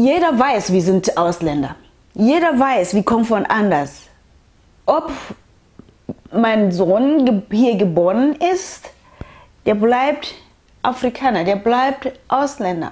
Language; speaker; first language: German; non-native, fluent; Tswana